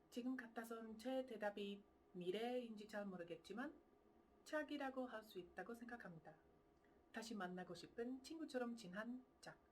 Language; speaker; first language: Korean; non-native, fluent; Czech